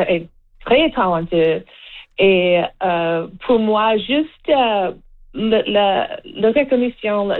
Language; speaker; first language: French; non-native, learner; English